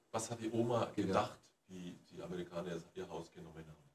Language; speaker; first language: German; native; German